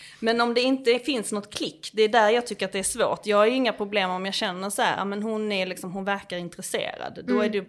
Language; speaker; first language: Swedish; native; Swedish